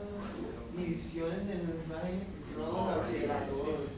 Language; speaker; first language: Spanish; native; Spanish